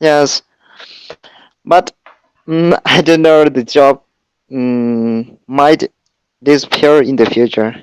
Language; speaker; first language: English; non-native, learner; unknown